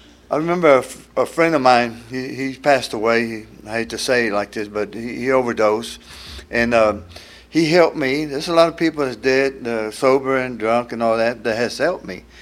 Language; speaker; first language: English; early bilingual, other home language; Spanish